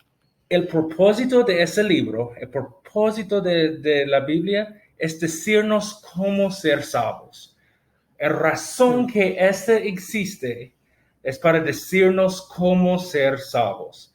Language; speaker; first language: Spanish; non-native, fluent; English